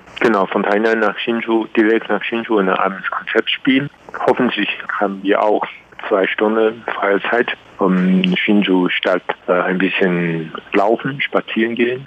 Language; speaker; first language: German; non-native, learner; Chinese